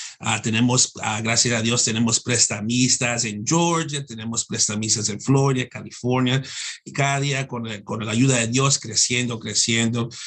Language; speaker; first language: Spanish; early bilingual, heritage; Spanish